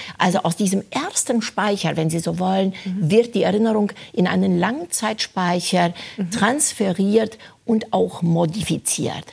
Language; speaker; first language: German; non-native, fluent; Romanian